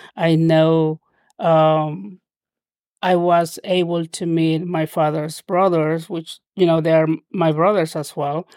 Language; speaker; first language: English; non-native, fluent; Spanish